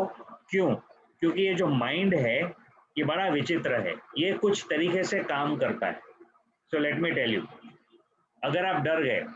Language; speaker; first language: Hindi; native; Hindi